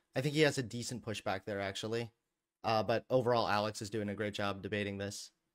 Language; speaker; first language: English; native; English